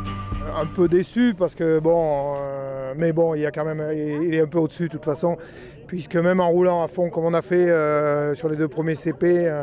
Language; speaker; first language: French; native; French